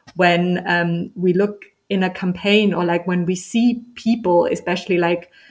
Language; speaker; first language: English; non-native, fluent; German